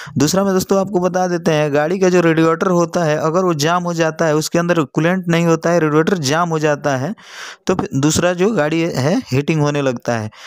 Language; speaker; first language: Hindi; native; Hindi